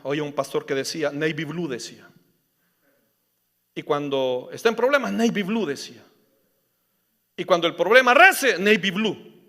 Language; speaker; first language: Spanish; native; Spanish